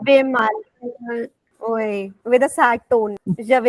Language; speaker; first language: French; non-native, fluent; Hindi